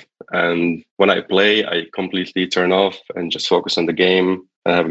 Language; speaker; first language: English; non-native, fluent; Hungarian